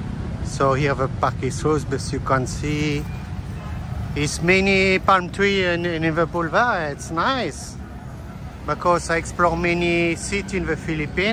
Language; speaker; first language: English; non-native, learner; Dutch